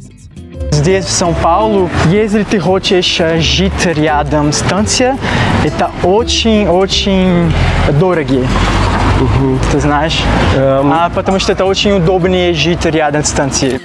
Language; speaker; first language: Russian; non-native, learner; Portuguese